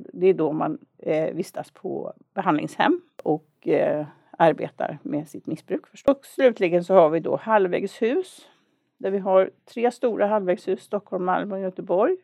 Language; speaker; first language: Swedish; native; Swedish